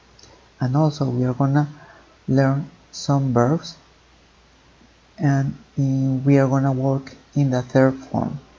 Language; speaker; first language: English; non-native, fluent; Spanish